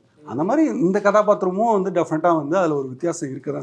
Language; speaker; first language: Tamil; native; Tamil